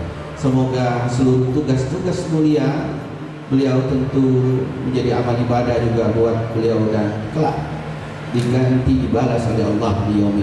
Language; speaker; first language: Indonesian; native; Indonesian